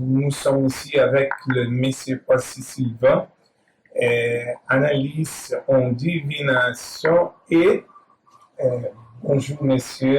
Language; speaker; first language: French; non-native, learner; Portuguese